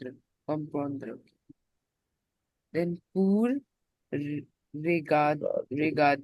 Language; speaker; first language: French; non-native, learner; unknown